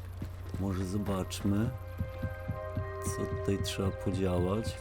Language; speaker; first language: Polish; native; Polish